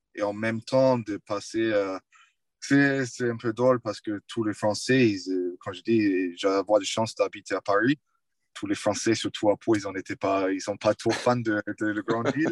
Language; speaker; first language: French; non-native, fluent; English